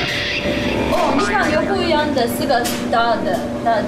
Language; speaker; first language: Chinese; non-native, fluent; Russian